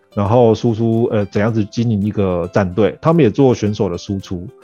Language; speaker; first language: Chinese; early bilingual, heritage; Chinese